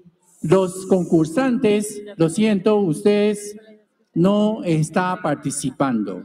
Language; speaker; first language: Spanish; non-native, fluent; Chinese